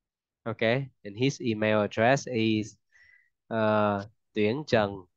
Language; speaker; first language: English; non-native, fluent; Vietnamese